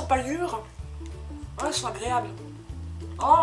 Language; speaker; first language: French; native; French